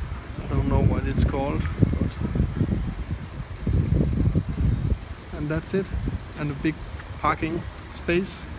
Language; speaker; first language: English; non-native, fluent; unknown